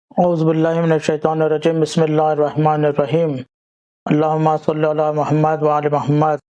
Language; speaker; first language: Urdu; native; Urdu